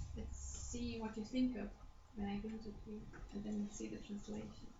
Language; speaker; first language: English; non-native, fluent; Romanian